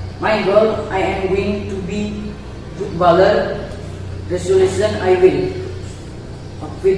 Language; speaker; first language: English; non-native, learner; Indonesian